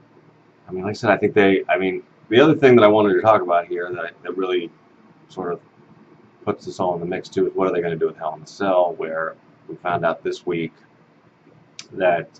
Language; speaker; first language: English; native; English